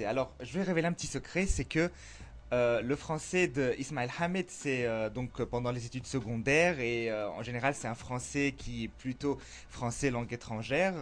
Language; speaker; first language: French; native; French